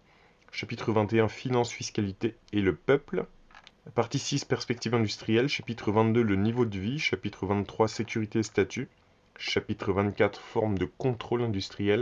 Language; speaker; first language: French; native; French